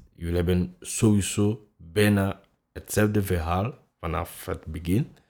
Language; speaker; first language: Dutch; non-native, fluent; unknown